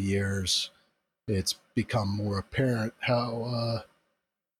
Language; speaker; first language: English; native; English